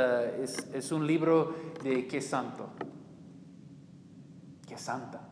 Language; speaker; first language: Spanish; non-native, learner; English